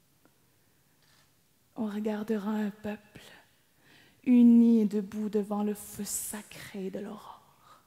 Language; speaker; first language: French; native; French